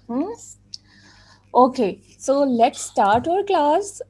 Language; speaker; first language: English; non-native, local second language; Urdu